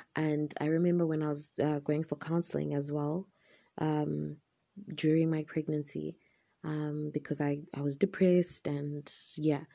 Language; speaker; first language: English; non-native, local second language; Shona